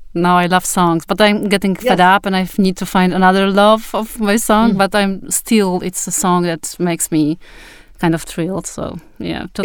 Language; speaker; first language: English; non-native, fluent; Polish